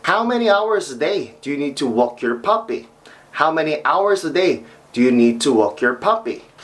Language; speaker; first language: English; non-native, fluent; Korean